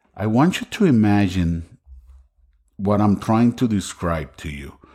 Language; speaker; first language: English; non-native, fluent; Spanish